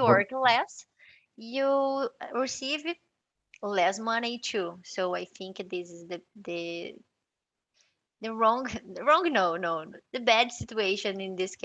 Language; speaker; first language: English; non-native, learner; Portuguese